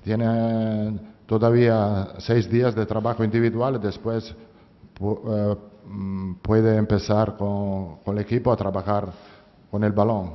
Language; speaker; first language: Spanish; non-native, fluent; Italian